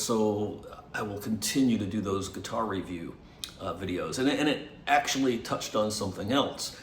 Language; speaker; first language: English; native; English